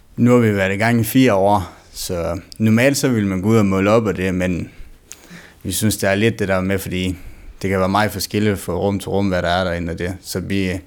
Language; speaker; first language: Danish; native; Danish